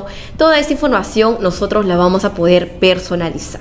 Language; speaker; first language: Spanish; native; Spanish